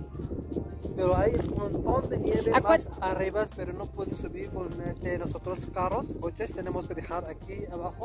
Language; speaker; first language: Spanish; non-native, learner; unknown